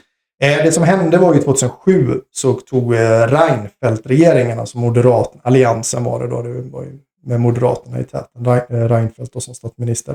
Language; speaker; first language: Swedish; native; Swedish